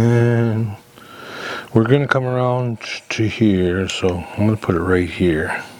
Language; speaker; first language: English; native; English